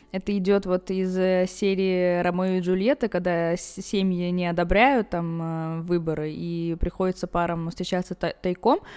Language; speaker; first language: Russian; early bilingual, other home language; Armenian